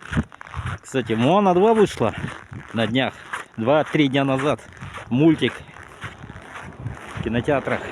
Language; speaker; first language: Russian; native; Russian